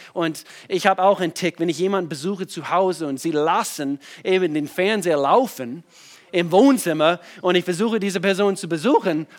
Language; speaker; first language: German; non-native, fluent; English